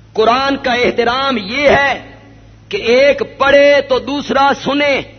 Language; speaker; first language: Urdu; non-native, local second language; Punjabi